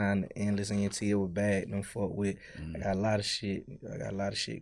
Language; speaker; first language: English; native; English